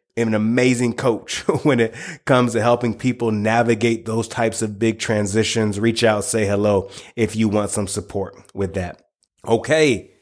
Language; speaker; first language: English; native; English